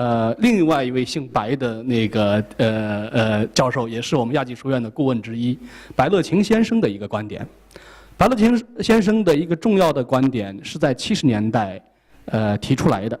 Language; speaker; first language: Chinese; native; Chinese